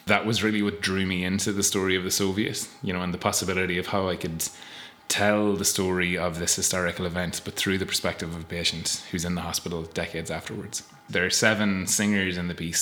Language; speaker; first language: English; native; English